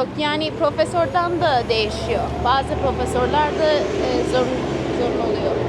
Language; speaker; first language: Turkish; early bilingual, heritage; Turkish